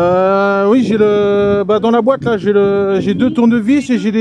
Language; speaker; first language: French; native; French